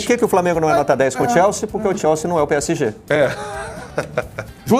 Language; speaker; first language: Portuguese; native; Portuguese